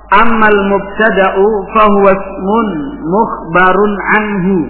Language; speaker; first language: Arabic; non-native, fluent; Indonesian